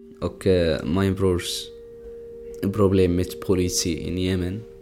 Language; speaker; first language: Dutch; non-native, learner; Arabic